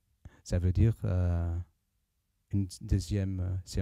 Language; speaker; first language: French; non-native, learner; Portuguese